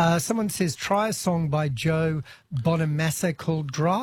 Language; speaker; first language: English; native; English